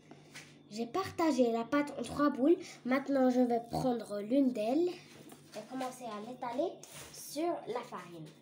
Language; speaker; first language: French; non-native, local second language; Arabic